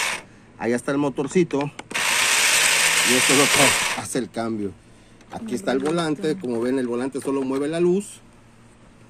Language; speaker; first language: Spanish; native; Spanish